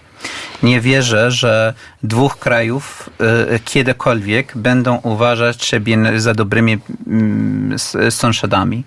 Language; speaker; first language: Polish; non-native, fluent; Arabic